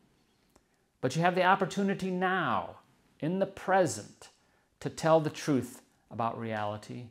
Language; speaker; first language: English; native; English